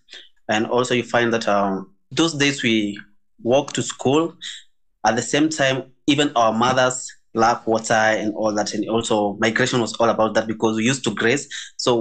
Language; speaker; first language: English; non-native, local second language; Masai